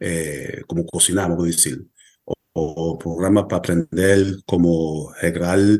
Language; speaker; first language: Spanish; early bilingual, heritage; Spanish